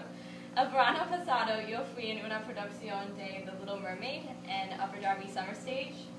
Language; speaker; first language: Spanish; non-native, learner; English